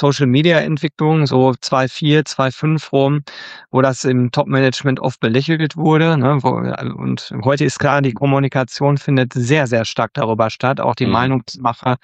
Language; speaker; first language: German; native; German